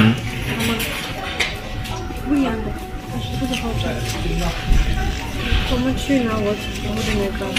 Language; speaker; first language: Chinese; non-native, learner; Russian